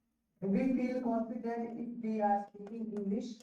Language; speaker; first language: English; non-native, learner; Hindi